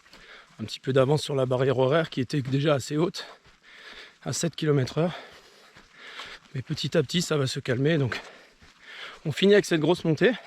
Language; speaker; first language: French; native; French